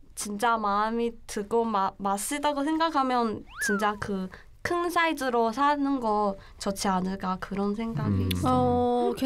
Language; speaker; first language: Korean; non-native, learner; Chinese